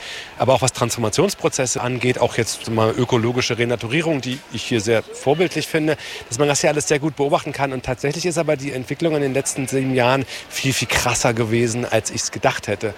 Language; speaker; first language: German; native; German